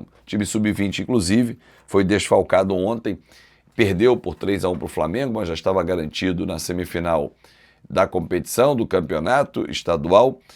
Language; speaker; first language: Portuguese; native; Portuguese